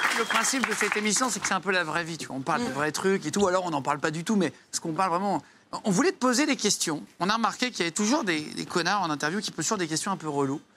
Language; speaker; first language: French; native; French